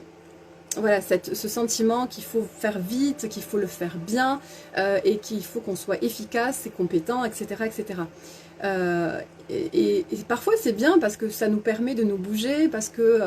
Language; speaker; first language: French; native; French